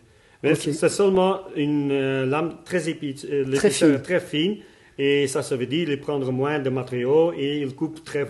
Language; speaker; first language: French; non-native, local second language; Dutch